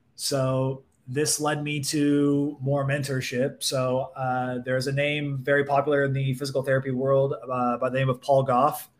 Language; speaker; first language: English; native; English